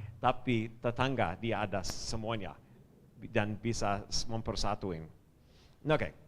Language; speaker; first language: Indonesian; non-native, fluent; English